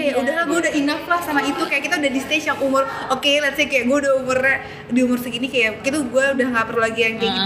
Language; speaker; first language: Indonesian; native; Indonesian